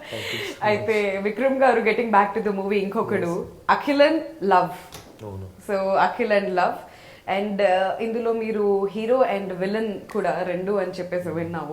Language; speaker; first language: Telugu; native; Telugu